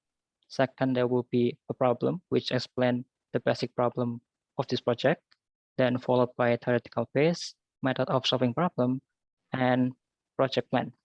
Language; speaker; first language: English; non-native, learner; Indonesian